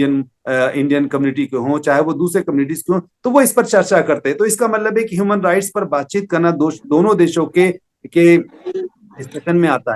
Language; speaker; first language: Hindi; native; Hindi